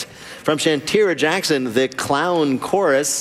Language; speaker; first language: English; native; English